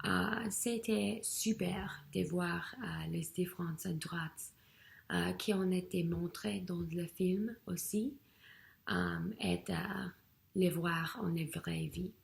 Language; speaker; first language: French; non-native, learner; English